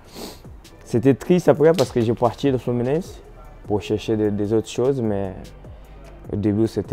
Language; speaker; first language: French; non-native, fluent; Portuguese